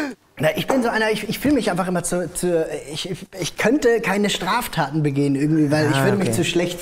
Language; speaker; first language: German; native; German